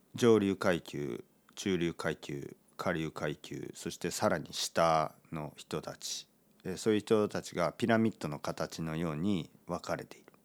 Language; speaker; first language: Japanese; native; Japanese